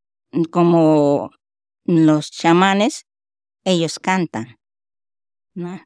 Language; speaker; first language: Spanish; non-native, local second language; Shipibo-Conibo